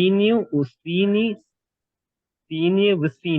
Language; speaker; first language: Russian; non-native, learner; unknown